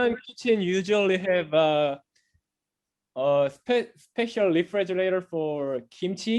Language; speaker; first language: English; non-native, fluent; Korean